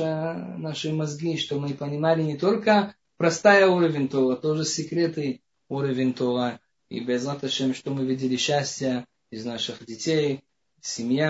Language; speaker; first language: Russian; non-native, fluent; Hebrew